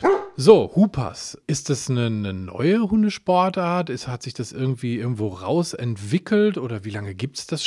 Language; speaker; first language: German; native; German